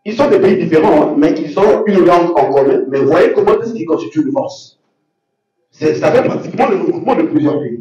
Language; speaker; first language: French; non-native, local second language; Lingala